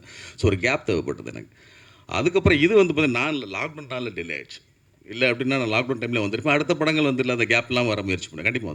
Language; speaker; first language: Tamil; native; Tamil